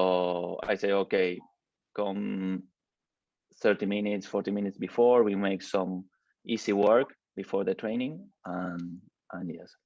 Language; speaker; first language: English; non-native, learner; Spanish